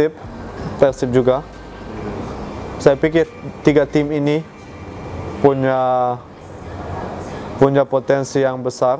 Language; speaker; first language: Indonesian; non-native, fluent; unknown